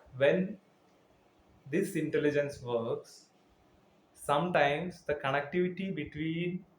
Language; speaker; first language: English; non-native, local second language; Malayalam